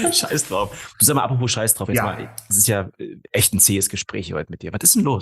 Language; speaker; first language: German; native; German